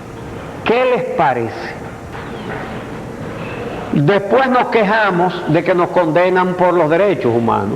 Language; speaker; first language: Spanish; native; Spanish